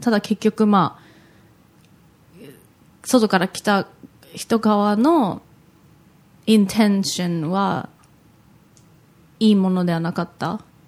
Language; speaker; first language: Japanese; early bilingual, heritage; Japanese